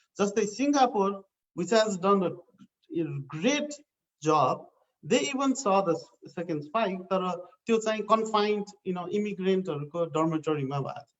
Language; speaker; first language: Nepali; native; Nepali